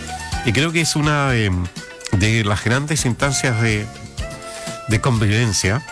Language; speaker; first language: Spanish; native; Spanish